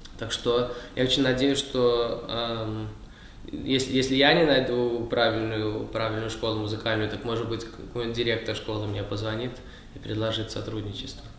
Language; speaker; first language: Russian; early bilingual, heritage; Russian